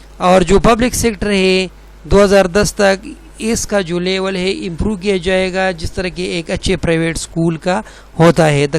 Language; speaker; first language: Urdu; non-native, local second language; Pashto